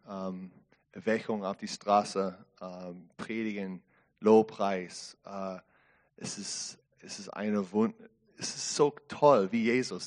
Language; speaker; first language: German; non-native, learner; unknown